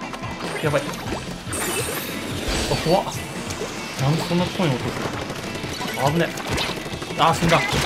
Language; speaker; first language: Japanese; native; Japanese